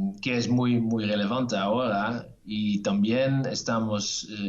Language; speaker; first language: Spanish; non-native, fluent; Dutch